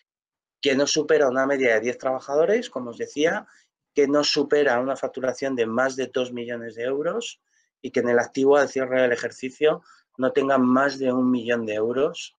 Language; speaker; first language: Spanish; native; Spanish